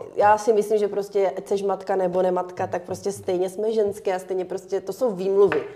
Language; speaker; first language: Czech; early bilingual, other home language; Ukrainian